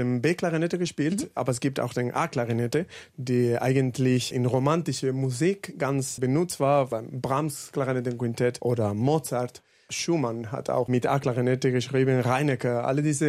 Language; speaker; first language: German; non-native, learner; Spanish